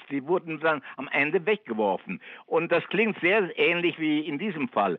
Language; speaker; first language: German; non-native, fluent; Italian